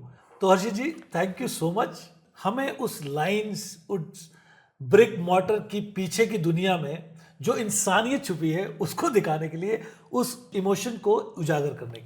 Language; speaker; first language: Hindi; native; Hindi